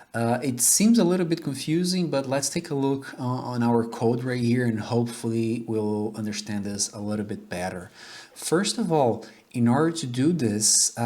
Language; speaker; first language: English; non-native, fluent; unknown